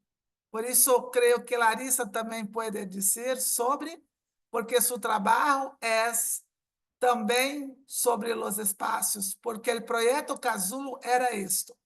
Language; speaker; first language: Portuguese; non-native, fluent; Spanish